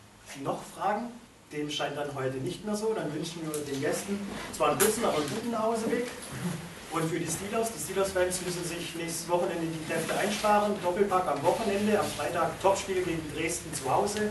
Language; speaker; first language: German; native; German